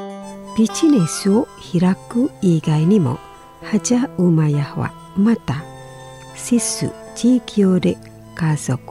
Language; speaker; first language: Japanese; non-native, learner; Indonesian